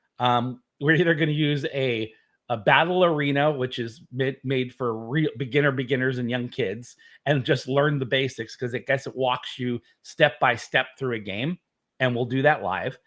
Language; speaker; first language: English; native; English